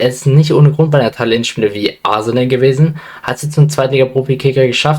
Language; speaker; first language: German; native; German